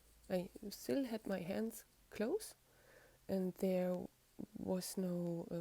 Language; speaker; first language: English; non-native, fluent; German